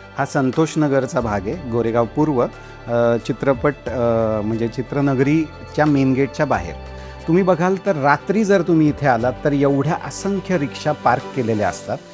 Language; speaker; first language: Marathi; native; Marathi